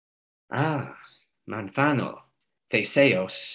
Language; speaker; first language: Greek; non-native, fluent; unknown